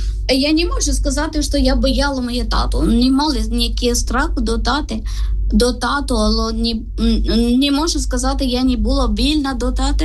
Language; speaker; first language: Ukrainian; non-native, learner; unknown